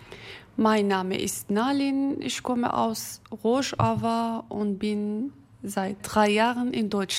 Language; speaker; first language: German; non-native, fluent; Kurdish